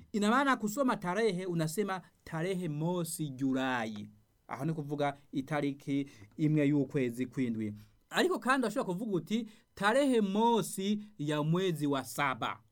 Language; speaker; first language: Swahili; non-native, local second language; Rundi